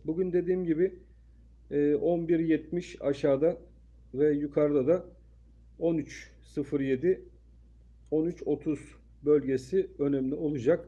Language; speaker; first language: Turkish; native; Turkish